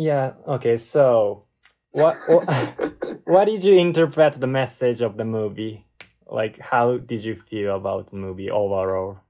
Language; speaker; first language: English; non-native, learner; Japanese